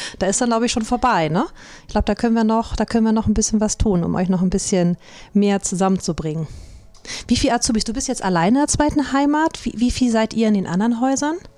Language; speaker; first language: German; native; German